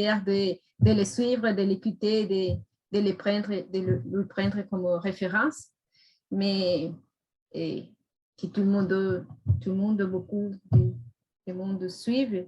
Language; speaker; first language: French; non-native, fluent; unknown